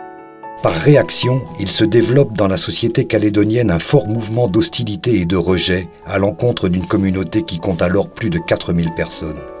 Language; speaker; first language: French; native; French